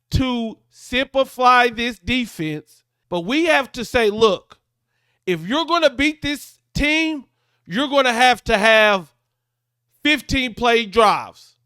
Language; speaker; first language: English; native; English